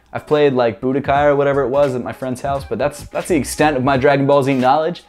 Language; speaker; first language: English; native; English